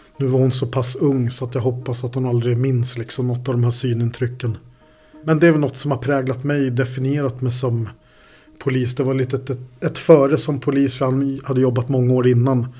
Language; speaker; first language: Swedish; native; Swedish